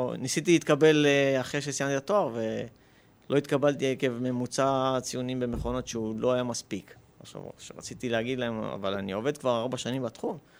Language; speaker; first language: Hebrew; early bilingual, other home language; Russian